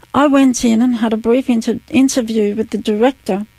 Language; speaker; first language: English; native; English